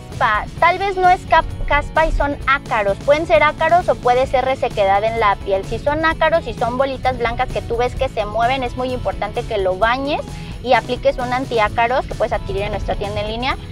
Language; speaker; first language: Spanish; native; Spanish